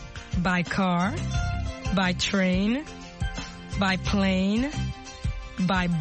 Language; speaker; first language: English; non-native, fluent; French